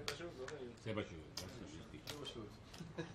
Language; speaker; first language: German; native; German